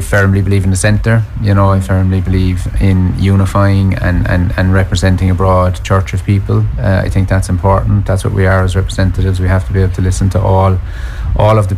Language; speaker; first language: English; native; English